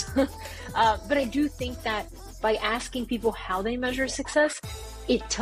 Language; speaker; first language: English; early bilingual, other home language; Bulgarian